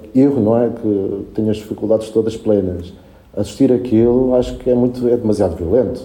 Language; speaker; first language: Portuguese; early bilingual, other home language; Spanish